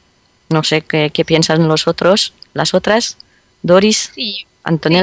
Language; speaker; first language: Spanish; non-native, fluent; French